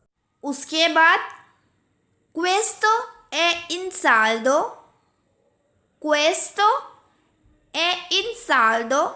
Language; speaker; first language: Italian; non-native, fluent; Urdu